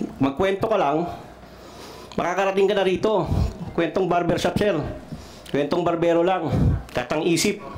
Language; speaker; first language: Filipino; non-native, local second language; Cebuano